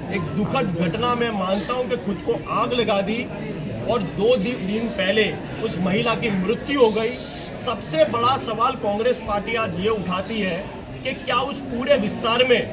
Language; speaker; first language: Hindi; non-native, local second language; Gujarati